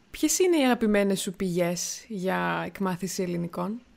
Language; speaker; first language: Greek; native; Greek